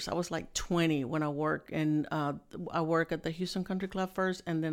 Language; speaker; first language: English; non-native, fluent; Spanish